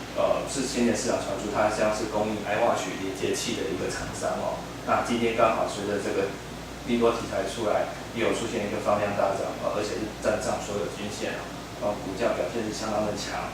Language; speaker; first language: Chinese; native; Chinese